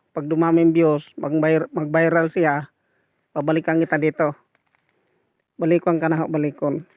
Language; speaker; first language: Filipino; non-native, local second language; Cebuano